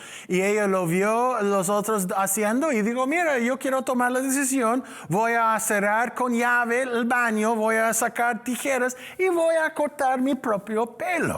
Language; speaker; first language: Spanish; non-native, learner; English